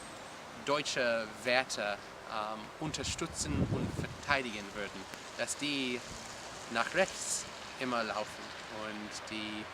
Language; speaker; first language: German; non-native, learner; English